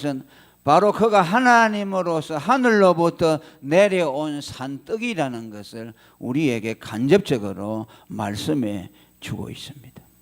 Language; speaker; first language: Korean; native; Korean